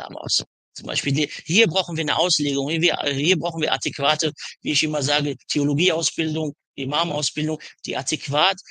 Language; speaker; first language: German; early bilingual, other home language; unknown